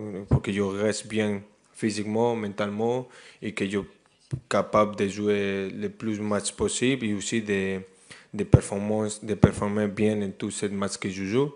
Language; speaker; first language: French; non-native, fluent; Spanish